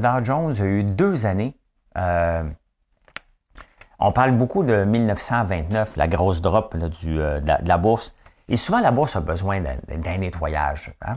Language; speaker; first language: French; native; French